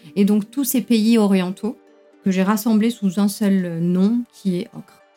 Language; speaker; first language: French; non-native, local second language; Arabic